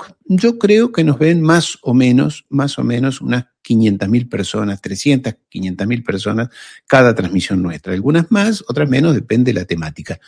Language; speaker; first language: Spanish; native; Spanish